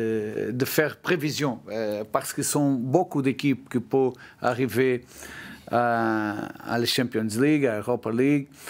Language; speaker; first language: French; non-native, learner; Portuguese